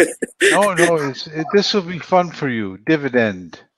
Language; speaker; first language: English; non-native, fluent; Spanish